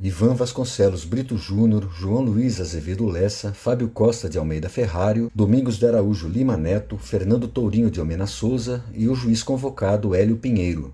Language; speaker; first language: Portuguese; native; Portuguese